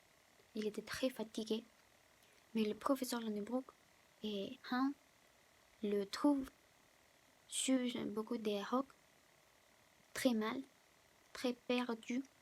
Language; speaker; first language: French; non-native, learner; Spanish